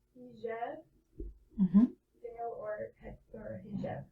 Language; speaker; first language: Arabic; non-native, learner; English